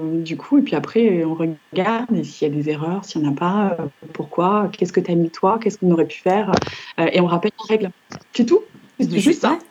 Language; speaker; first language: French; native; French